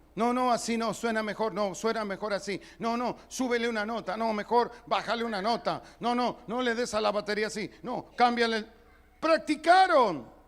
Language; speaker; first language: Spanish; early bilingual, other home language; Italian